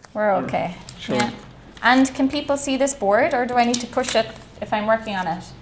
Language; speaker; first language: English; native; English